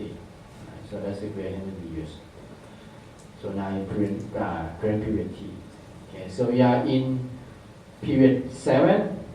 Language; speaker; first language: English; non-native, fluent; Thai